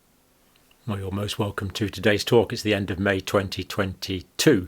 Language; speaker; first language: English; native; English